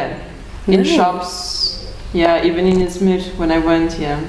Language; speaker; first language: English; non-native, fluent; Romanian